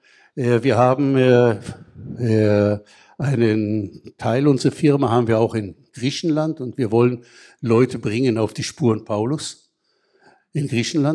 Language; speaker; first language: German; non-native, fluent; Hebrew